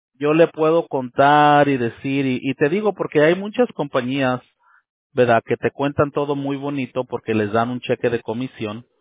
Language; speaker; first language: Spanish; early bilingual, heritage; Spanish